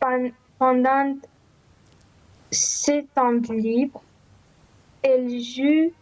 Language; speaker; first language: French; non-native, learner; Romanian